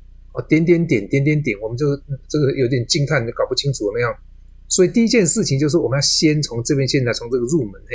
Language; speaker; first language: Chinese; native; Chinese